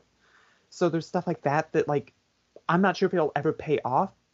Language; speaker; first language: English; native; English